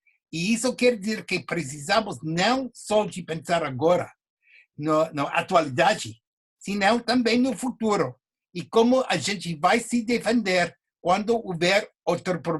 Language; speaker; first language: Portuguese; non-native, fluent; English